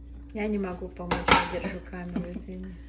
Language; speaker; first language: Russian; early bilingual, heritage; Russian